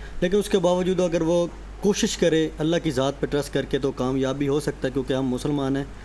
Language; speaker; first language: Urdu; non-native, local second language; Punjabi